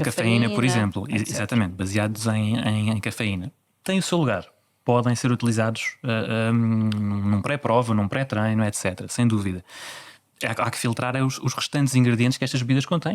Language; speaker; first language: Portuguese; native; Portuguese